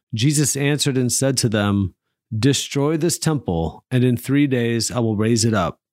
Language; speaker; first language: English; native; English